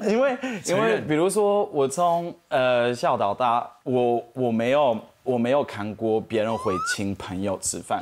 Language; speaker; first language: Chinese; non-native, fluent; French